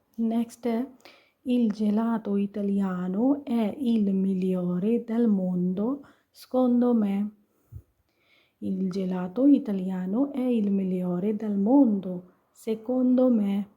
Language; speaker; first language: Italian; non-native, fluent; Punjabi